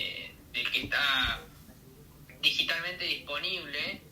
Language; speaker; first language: Spanish; native; Spanish